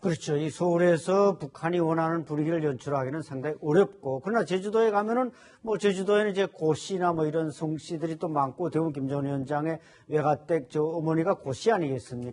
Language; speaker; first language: Korean; native; Korean